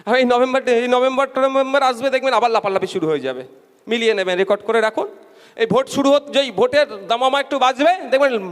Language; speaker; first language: Bangla; native; Bangla